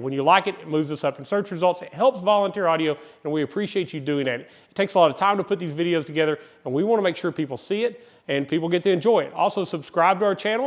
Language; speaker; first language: English; native; English